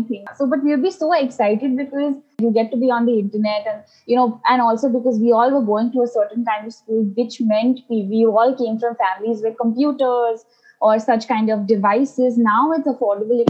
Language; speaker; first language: English; non-native, local second language; Nepali